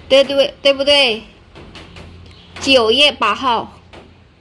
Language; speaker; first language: Chinese; non-native, learner; Indonesian